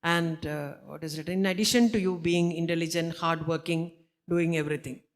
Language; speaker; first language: English; non-native, local second language; Malayalam